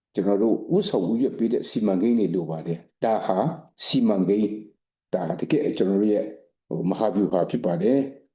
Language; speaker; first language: Burmese; non-native, local second language; Kachin